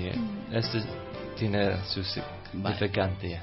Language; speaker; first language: Spanish; non-native, fluent; English